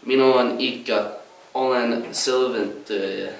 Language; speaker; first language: Finnish; non-native, learner; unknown